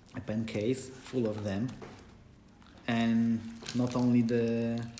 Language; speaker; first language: English; non-native, fluent; Polish